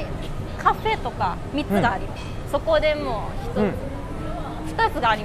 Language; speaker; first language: Japanese; non-native, learner; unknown